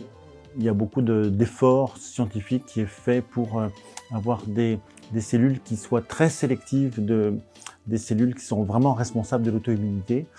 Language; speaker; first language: French; native; French